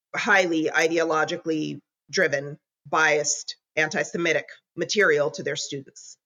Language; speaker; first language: English; native; English